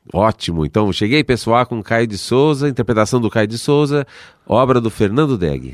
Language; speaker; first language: Portuguese; native; Portuguese